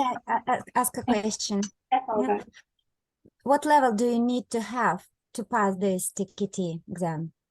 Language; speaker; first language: English; non-native, learner; Russian